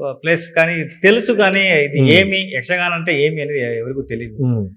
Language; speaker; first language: Telugu; non-native, learner; Kannada